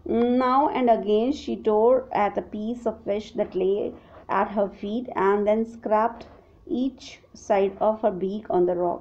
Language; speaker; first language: English; non-native, local second language; Hindi